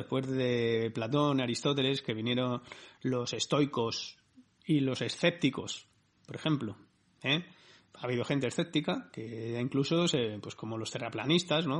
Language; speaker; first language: Spanish; native; Spanish